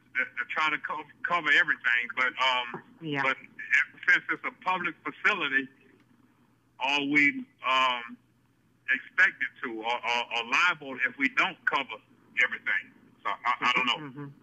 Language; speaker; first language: English; native; English